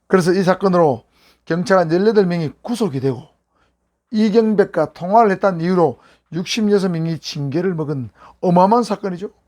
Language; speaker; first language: Korean; native; Korean